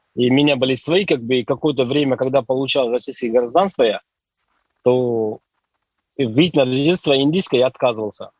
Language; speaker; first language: Russian; non-native, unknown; Hindi